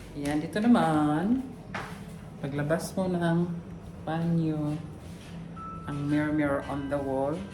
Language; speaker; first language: Filipino; native; Filipino